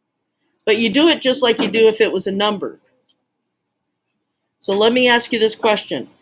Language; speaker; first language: English; native; English